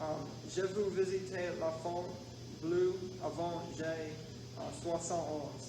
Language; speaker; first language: French; non-native, learner; English